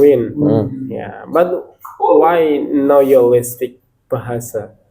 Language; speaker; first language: English; non-native, learner; Indonesian